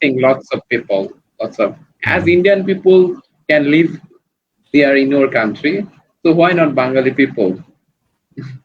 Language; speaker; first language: English; non-native, learner; Bangla